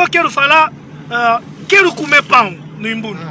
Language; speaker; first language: Portuguese; non-native, learner; Lingala